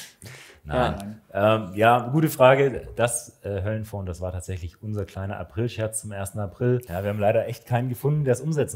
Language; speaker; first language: German; native; German